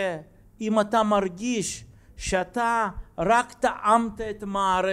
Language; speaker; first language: Hebrew; non-native, fluent; Russian